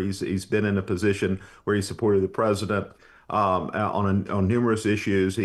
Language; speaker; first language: English; native; English